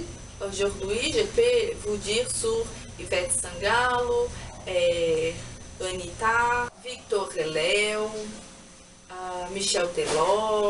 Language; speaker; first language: French; non-native, learner; Portuguese